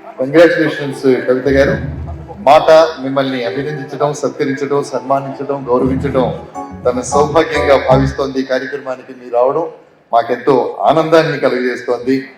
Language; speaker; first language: Telugu; native; Telugu